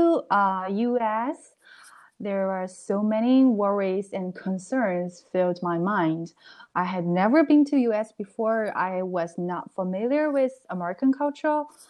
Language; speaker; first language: English; non-native, learner; Chinese